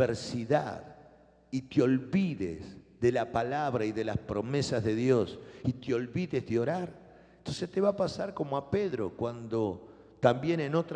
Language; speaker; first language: Spanish; native; Spanish